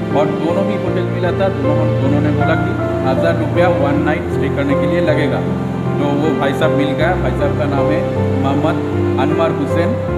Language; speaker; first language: Hindi; non-native, local second language; Bangla